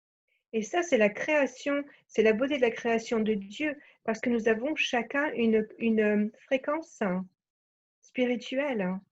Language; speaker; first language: French; native; French